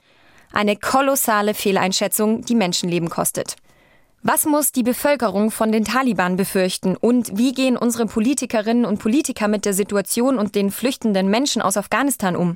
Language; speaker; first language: German; native; German